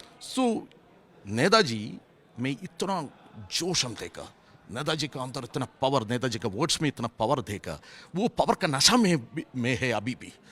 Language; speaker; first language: Hindi; non-native, local second language; Malayalam